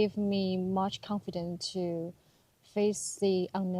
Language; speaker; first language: English; non-native, learner; Chinese